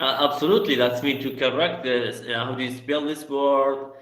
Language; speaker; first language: English; non-native, learner; Arabic